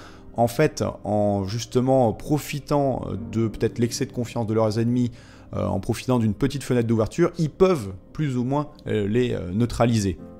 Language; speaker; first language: French; native; French